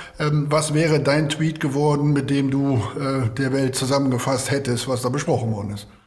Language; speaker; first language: German; native; German